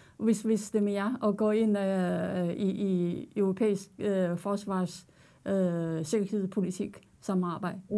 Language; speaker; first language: Danish; non-native, fluent; Chinese